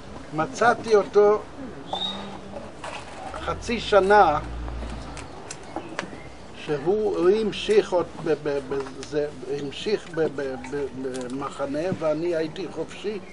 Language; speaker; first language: Hebrew; non-native, fluent; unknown